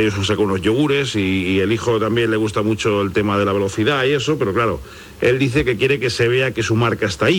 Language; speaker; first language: Spanish; native; Spanish